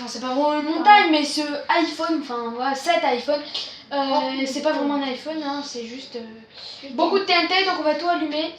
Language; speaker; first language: French; native; French